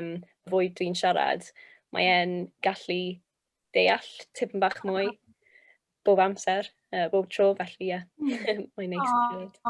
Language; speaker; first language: Welsh; non-native, local second language; English